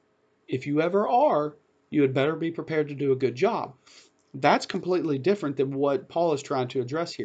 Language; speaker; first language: English; native; English